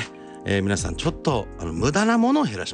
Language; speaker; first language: Japanese; native; Japanese